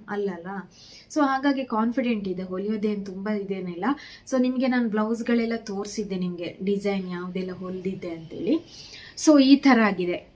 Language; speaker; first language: Kannada; native; Kannada